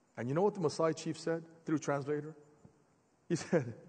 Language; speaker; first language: English; native; English